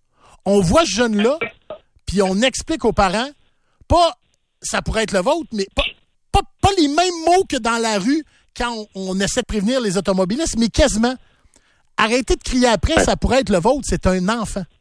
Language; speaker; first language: French; native; French